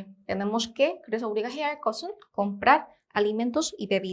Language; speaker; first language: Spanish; non-native, fluent; Korean